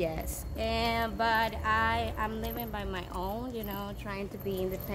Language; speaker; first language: English; non-native, fluent; Spanish